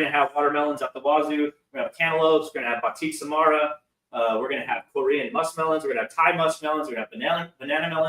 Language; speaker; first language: English; native; English